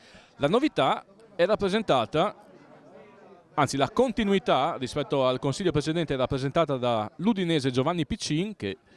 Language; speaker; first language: Italian; native; Italian